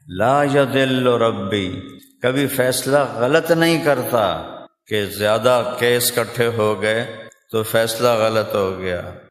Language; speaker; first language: Urdu; non-native, local second language; Punjabi